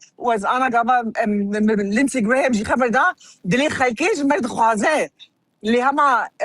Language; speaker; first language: Kurdish; early bilingual, heritage; Kurdish